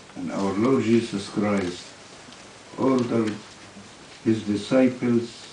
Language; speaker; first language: English; non-native, fluent; Arabic